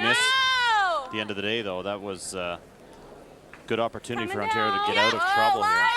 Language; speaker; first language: English; native; English